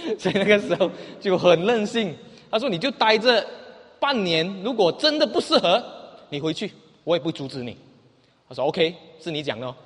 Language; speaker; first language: Chinese; native; Chinese